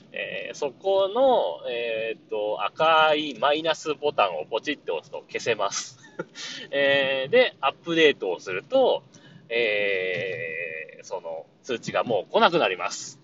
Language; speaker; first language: Japanese; native; Japanese